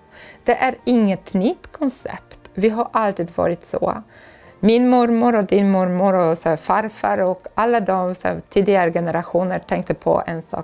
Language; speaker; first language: Swedish; non-native, fluent; Polish